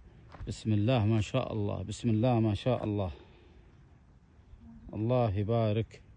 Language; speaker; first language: Arabic; native; Arabic